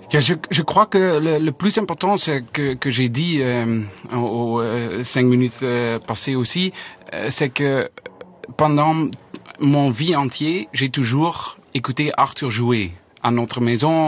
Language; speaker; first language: French; non-native, learner; Dutch